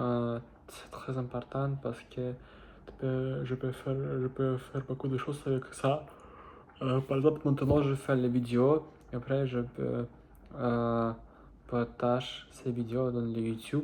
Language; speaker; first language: French; non-native, learner; Russian